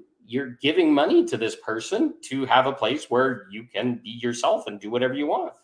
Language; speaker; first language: English; native; English